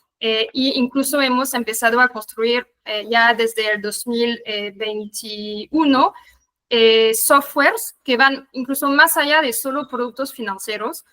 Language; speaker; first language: Spanish; non-native, fluent; French